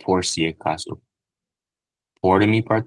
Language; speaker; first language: Spanish; non-native, learner; English